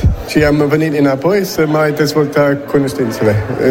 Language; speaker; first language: Romanian; non-native, learner; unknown